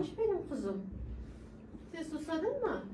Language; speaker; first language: Turkish; non-native, fluent; Kyrgyz